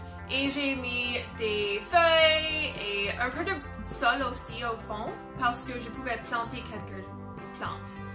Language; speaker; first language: French; non-native, fluent; English